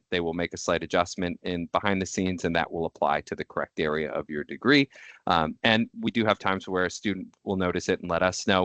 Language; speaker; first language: English; native; English